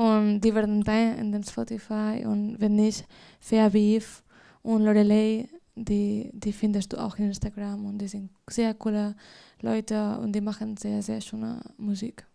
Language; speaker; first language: German; non-native, fluent; Spanish